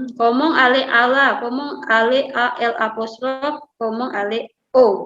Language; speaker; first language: French; non-native, fluent; Indonesian